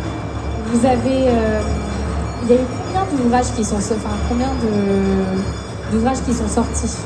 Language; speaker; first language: French; native; French